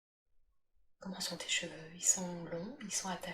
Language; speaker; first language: French; native; French